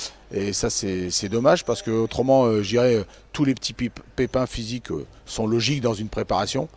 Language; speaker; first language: French; native; French